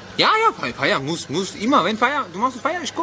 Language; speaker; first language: German; non-native, learner; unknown